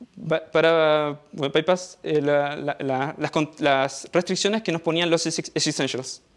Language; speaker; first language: Spanish; native; Spanish